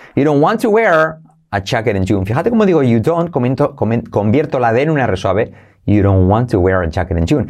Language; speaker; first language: English; non-native, fluent; Spanish